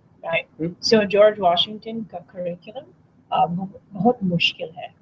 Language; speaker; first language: Hindi; non-native, learner; English